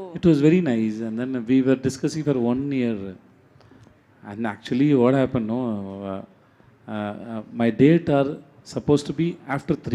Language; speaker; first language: Telugu; non-native, learner; Tamil